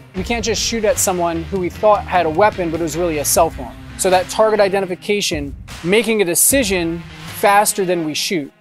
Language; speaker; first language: English; native; English